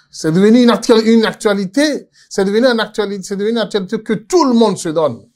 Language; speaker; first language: French; non-native, local second language; Yoruba